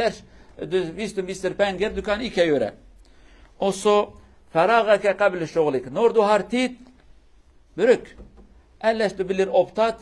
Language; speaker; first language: Norwegian; non-native, learner; Kurdish